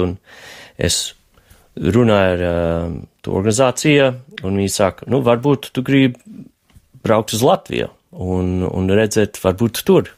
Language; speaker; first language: Latvian; non-native, fluent; English